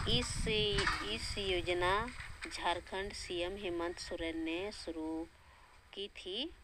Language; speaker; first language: Hindi; non-native, local second language; Santali